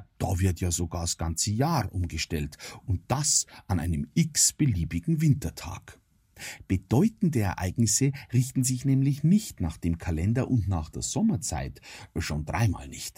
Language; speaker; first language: German; native; German